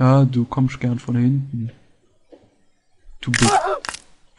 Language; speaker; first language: German; native; German